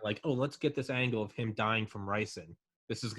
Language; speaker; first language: English; native; English